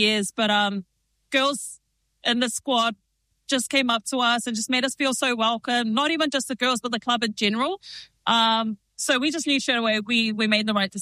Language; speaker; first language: English; native; English